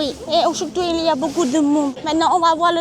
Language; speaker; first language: French; non-native, learner; Thai